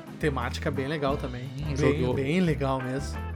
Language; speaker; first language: Portuguese; native; Portuguese